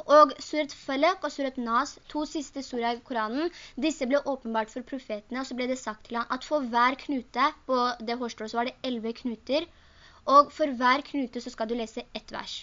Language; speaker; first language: Norwegian; early bilingual, other home language; Urdu